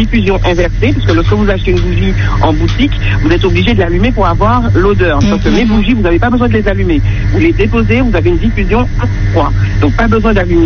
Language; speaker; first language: French; native; French